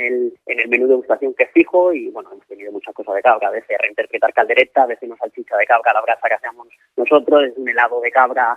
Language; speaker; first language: Spanish; native; Spanish